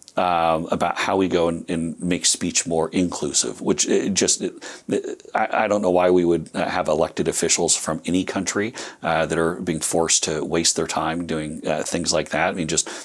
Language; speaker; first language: English; native; English